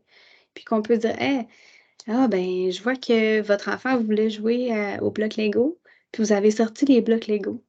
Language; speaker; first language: French; native; French